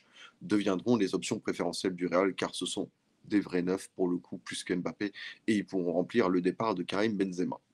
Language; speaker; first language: French; native; French